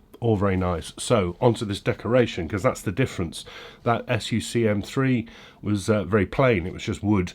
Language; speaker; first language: English; native; English